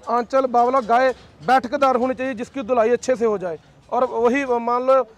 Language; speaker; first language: Hindi; non-native, local second language; Punjabi